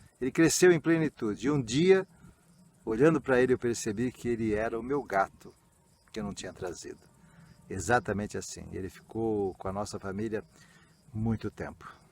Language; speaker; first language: Portuguese; early bilingual, other home language; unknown